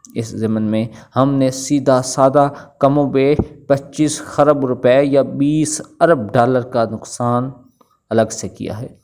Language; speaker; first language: Urdu; non-native, local second language; Pashto